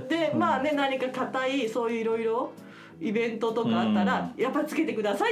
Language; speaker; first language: Japanese; native; Japanese